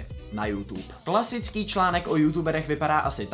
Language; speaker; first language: Czech; native; Czech